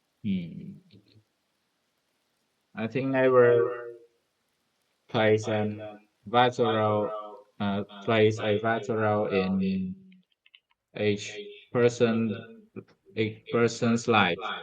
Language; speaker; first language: English; non-native, learner; Vietnamese